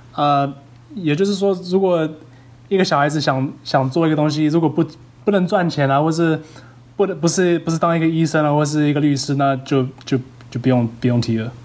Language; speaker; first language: Chinese; early bilingual, heritage; Chinese